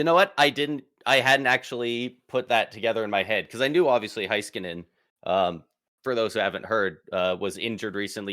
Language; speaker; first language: English; native; English